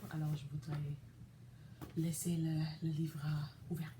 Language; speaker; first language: French; non-native, learner; English